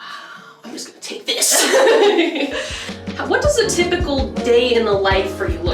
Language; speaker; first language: English; native; English